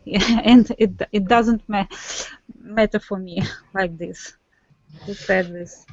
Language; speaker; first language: English; non-native, learner; Russian